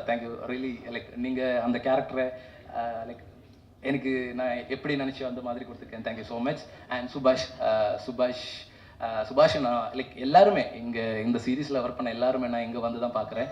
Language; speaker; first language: Tamil; non-native, learner; Malayalam